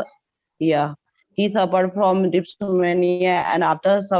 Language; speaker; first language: English; non-native, learner; Hindi